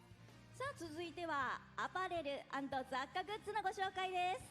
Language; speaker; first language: Japanese; native; Japanese